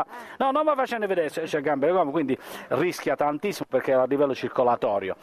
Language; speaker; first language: Italian; native; Italian